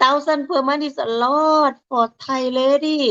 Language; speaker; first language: English; non-native, learner; Thai